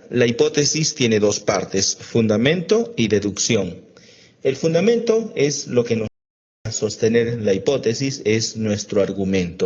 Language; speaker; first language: Spanish; native; Spanish